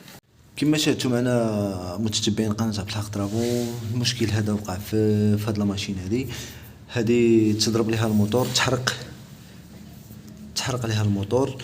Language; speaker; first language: Arabic; native; Arabic